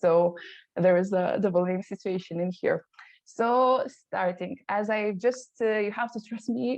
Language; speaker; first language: English; non-native, fluent; Lithuanian